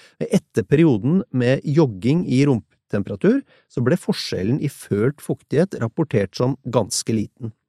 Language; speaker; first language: Norwegian; native; Norwegian